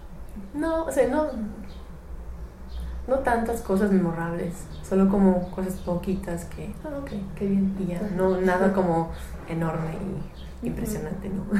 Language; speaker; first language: Spanish; non-native, fluent; English